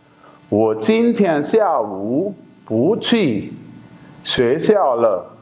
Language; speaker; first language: Chinese; non-native, fluent; Urdu